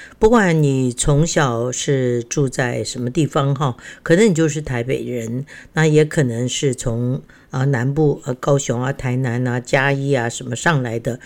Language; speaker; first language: Chinese; native; Chinese